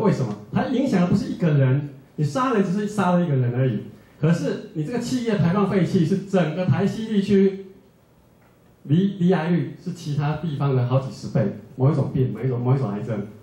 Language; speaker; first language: Chinese; native; Chinese